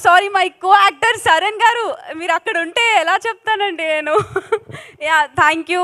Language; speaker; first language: Telugu; native; Telugu